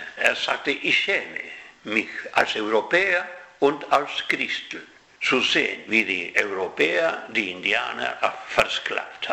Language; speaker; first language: German; non-native, fluent; Spanish